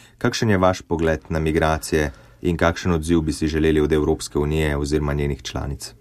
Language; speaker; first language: Slovenian; native; Slovenian